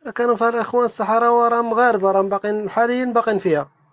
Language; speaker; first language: Arabic; native; Arabic